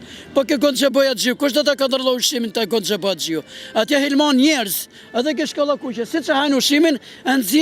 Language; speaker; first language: Albanian; native; Albanian